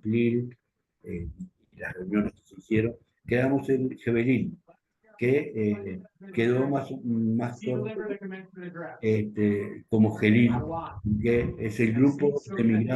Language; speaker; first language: Spanish; native; Spanish